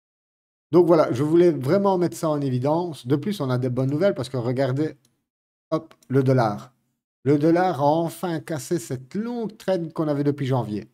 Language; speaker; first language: French; native; French